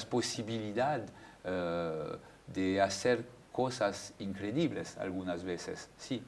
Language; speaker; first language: Spanish; non-native, fluent; French